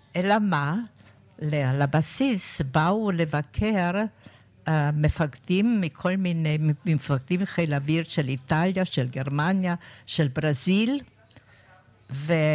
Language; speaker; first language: Hebrew; non-native, fluent; German